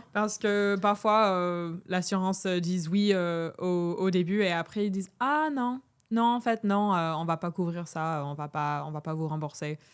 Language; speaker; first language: French; non-native, fluent; English